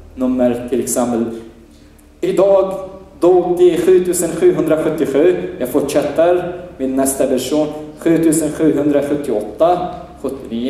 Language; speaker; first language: Swedish; non-native, fluent; Arabic